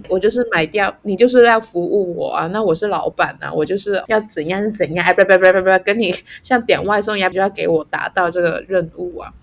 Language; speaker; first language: Chinese; non-native, local second language; Cantonese